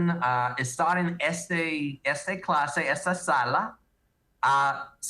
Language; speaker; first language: Spanish; non-native, learner; English